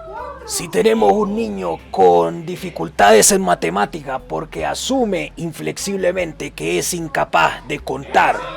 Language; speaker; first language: Spanish; native; Spanish